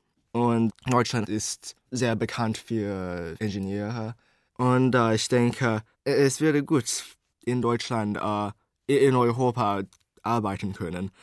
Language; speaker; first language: German; non-native, learner; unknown